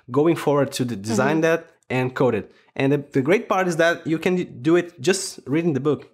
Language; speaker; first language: English; non-native, fluent; Portuguese